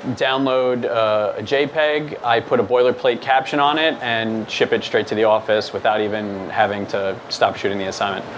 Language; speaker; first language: English; native; English